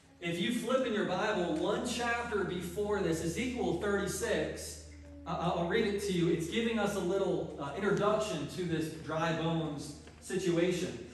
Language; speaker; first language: English; native; English